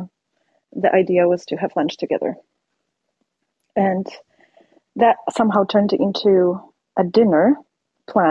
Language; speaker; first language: English; non-native, fluent; Polish